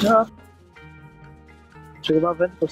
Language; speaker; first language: Danish; non-native, learner; Swahili